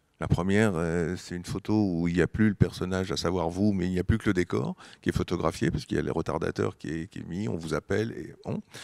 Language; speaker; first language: French; native; French